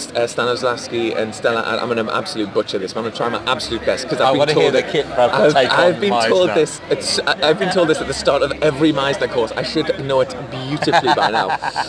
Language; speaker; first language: English; native; English